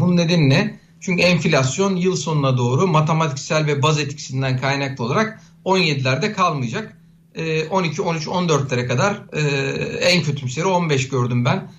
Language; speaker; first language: Turkish; native; Turkish